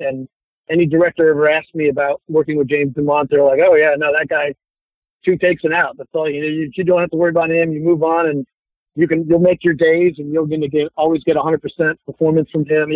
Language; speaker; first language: English; native; English